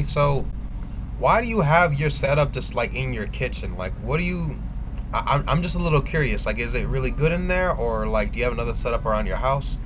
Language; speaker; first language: English; native; English